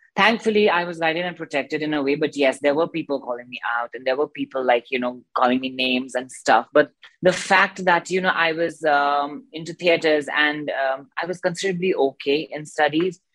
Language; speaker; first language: English; non-native, local second language; Nepali